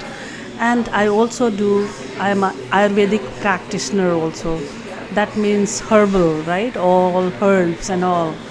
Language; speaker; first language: English; non-native, local second language; Nepali